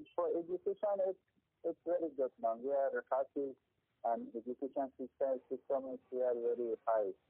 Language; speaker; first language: English; non-native, learner; Persian